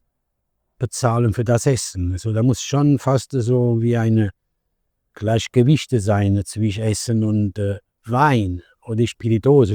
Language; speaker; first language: German; non-native, fluent; Italian